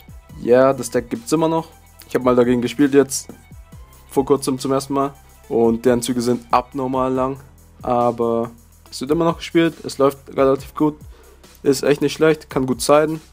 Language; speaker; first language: German; native; German